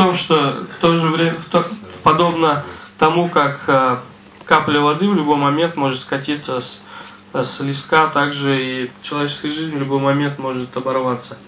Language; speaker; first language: Russian; native; Russian